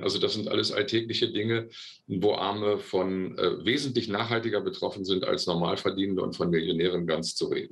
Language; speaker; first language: German; native; German